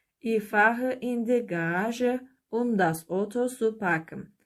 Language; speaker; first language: German; non-native, fluent; Turkish